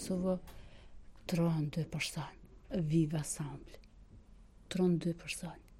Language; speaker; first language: French; non-native, learner; Albanian